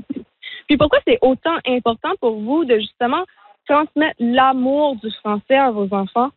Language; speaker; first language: French; native; French